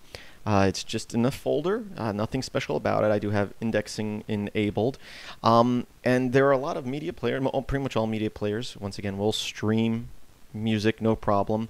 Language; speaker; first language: English; native; English